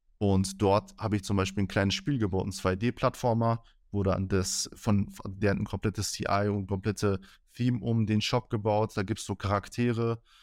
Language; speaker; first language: German; early bilingual, other home language; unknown